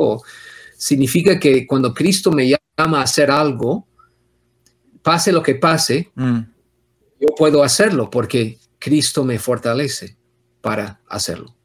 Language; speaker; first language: Spanish; non-native, fluent; English